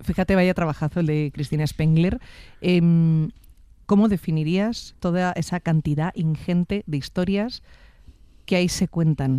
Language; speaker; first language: Spanish; native; Spanish